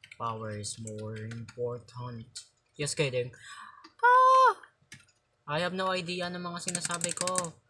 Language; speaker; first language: English; non-native, local second language; Filipino